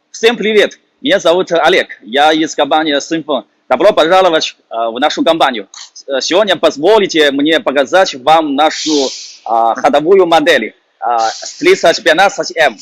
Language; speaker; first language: Russian; non-native, fluent; Chinese